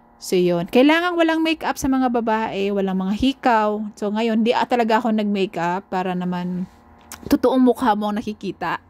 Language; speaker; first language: Filipino; native; Filipino